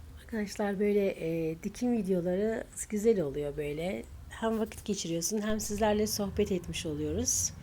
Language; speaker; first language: Turkish; native; Turkish